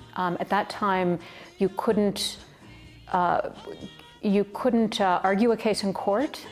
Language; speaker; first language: English; native; English